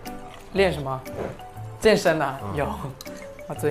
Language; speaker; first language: Chinese; native; Chinese